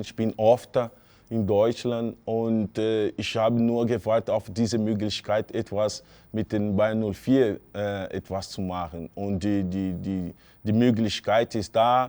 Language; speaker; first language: German; non-native, fluent; Portuguese